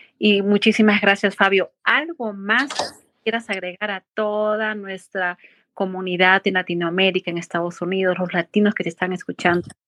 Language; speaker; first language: Spanish; native; Spanish